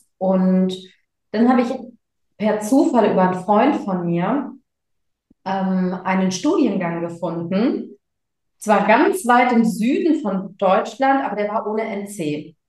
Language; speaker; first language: German; early bilingual, other home language; Tamil